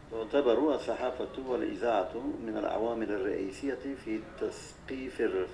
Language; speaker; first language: Arabic; non-native, learner; Turkish